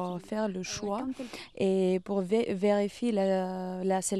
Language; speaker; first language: French; non-native, fluent; Ukrainian